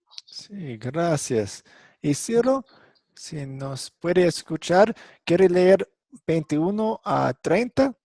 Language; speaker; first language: Spanish; non-native, fluent; English